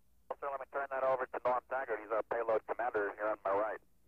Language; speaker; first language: English; native; English